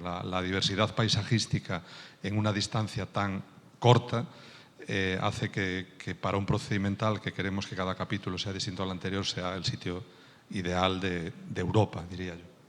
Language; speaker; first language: Spanish; native; Spanish